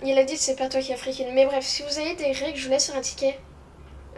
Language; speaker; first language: French; native; French